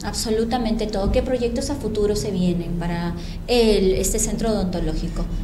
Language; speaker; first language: Spanish; native; Spanish